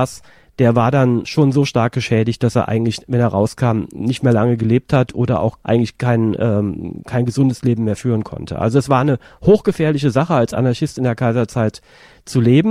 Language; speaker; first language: German; native; German